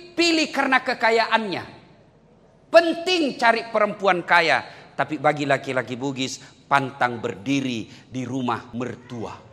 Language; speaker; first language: Indonesian; non-native, local second language; Buginese